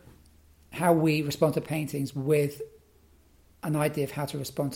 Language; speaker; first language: English; native; English